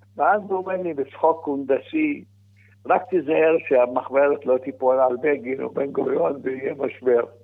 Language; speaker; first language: Hebrew; non-native, fluent; Arabic